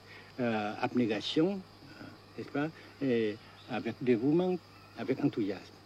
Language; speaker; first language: French; non-native, fluent; Vietnamese